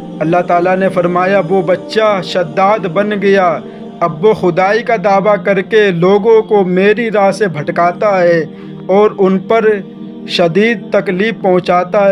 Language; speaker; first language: Urdu; native; Urdu